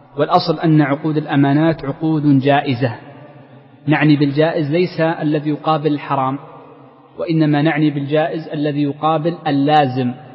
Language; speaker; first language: Arabic; native; Arabic